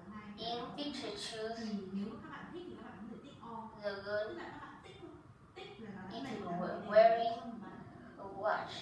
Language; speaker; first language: English; non-native, learner; Vietnamese